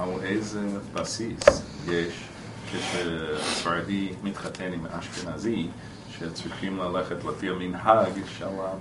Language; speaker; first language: Hebrew; non-native, fluent; English